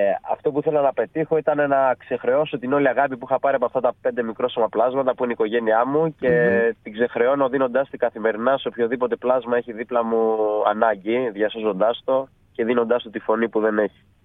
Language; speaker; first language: Greek; native; Greek